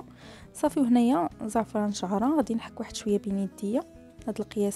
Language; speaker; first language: Arabic; native; Arabic